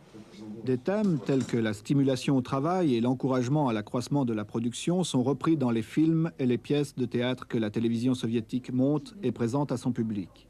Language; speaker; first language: French; native; French